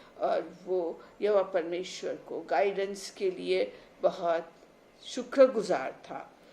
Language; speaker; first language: Hindi; non-native, local second language; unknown